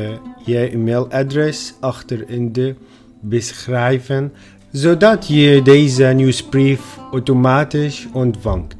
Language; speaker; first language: Dutch; non-native, fluent; Arabic